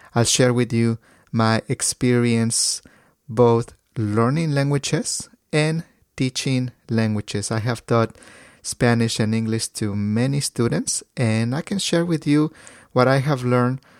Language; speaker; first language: English; non-native, fluent; Spanish